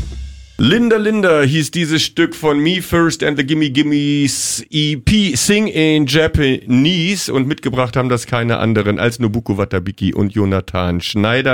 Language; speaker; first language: German; native; German